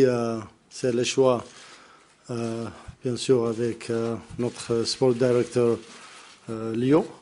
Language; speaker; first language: French; non-native, learner; Arabic